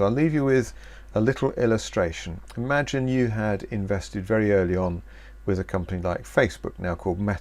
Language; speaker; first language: English; native; English